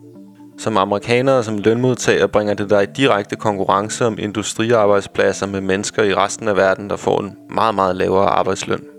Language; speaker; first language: Danish; native; Danish